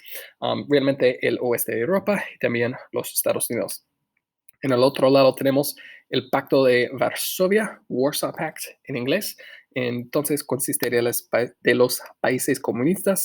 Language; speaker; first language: Spanish; non-native, fluent; English